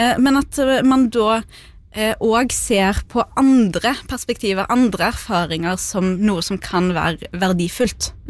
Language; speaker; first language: Norwegian; early bilingual, other home language; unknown